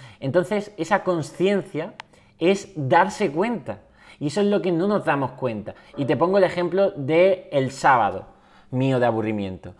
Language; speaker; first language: Spanish; native; Spanish